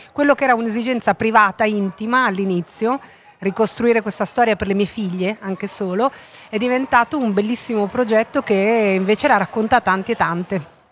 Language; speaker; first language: Italian; early bilingual, other home language; Spanish